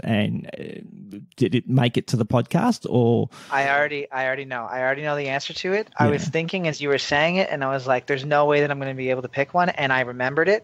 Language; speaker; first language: English; native; English